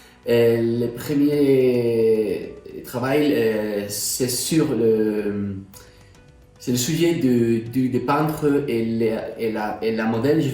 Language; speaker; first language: French; non-native, fluent; Spanish